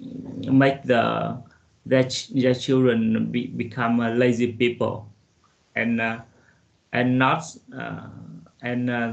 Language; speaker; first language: English; non-native, learner; Vietnamese